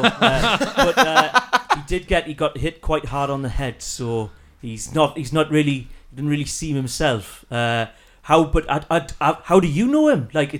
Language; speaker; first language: English; native; English